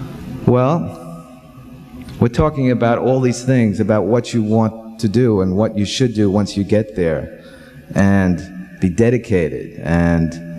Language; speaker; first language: English; native; English